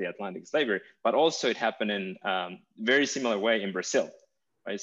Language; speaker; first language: English; non-native, fluent; Spanish